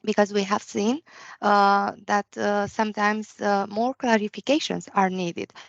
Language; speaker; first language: English; non-native, fluent; Romanian